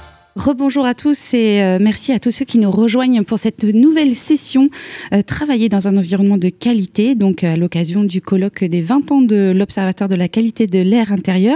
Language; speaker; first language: French; native; French